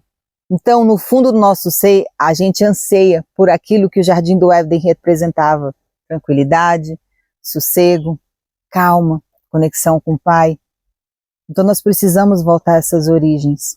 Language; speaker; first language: Portuguese; native; Portuguese